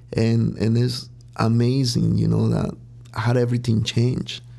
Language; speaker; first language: English; non-native, fluent; Spanish